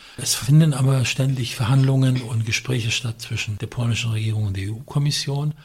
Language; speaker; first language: German; non-native, fluent; Polish